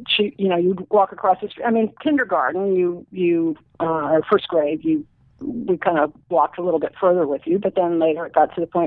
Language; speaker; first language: English; native; English